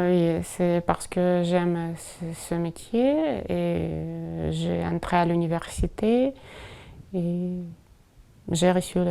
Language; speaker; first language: French; non-native, fluent; Ukrainian